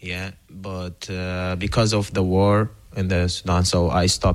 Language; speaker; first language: English; non-native, learner; Arabic